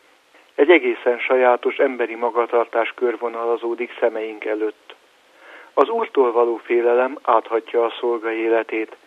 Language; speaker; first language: Hungarian; native; Hungarian